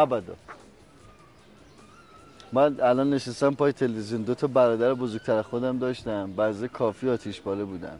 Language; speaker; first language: Persian; native; Persian